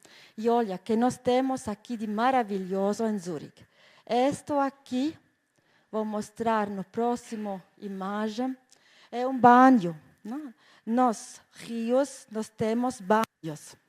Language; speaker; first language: Portuguese; non-native, fluent; German